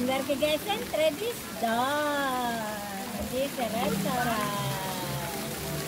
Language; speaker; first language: German; non-native, learner; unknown